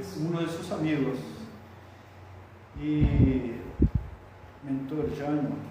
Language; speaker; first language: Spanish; non-native, fluent; Portuguese